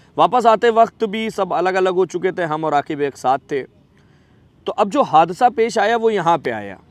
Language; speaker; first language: Hindi; native; Hindi